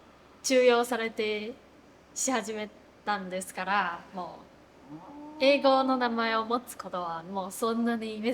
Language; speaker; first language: Japanese; non-native, fluent; Chinese